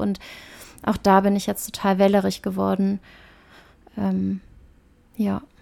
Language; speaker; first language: German; native; German